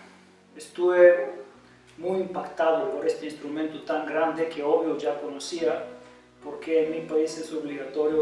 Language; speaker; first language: Spanish; non-native, fluent; Bulgarian